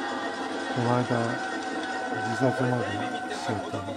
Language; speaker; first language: Japanese; native; Japanese